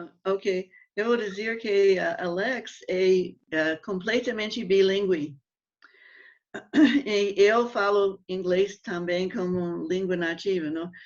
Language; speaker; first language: Portuguese; non-native, fluent; English